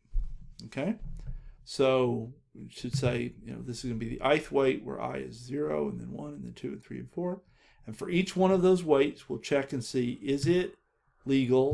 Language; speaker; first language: English; native; English